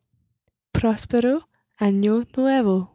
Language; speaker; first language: Spanish; non-native, learner; English